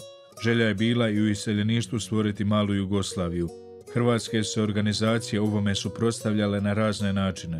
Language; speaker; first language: Croatian; native; Croatian